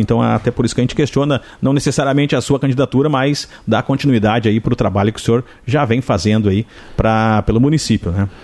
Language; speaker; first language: Portuguese; native; Portuguese